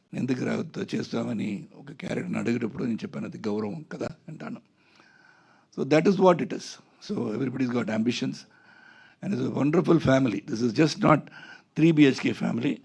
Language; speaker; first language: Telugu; non-native, local second language; Tamil